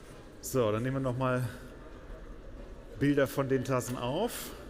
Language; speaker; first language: German; native; German